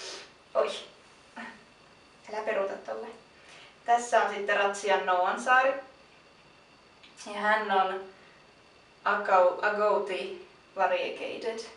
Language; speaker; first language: Finnish; native; Finnish